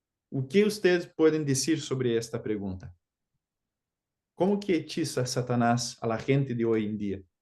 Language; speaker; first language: Spanish; non-native, fluent; Portuguese